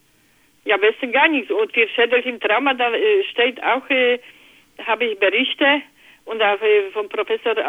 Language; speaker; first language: German; non-native, learner; Polish